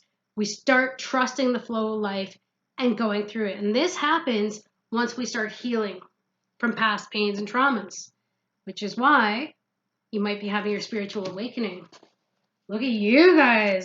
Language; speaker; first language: English; native; English